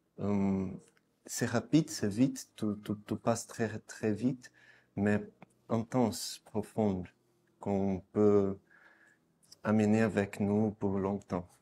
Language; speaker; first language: French; non-native, fluent; Portuguese